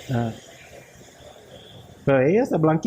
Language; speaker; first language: Spanish; non-native, learner; English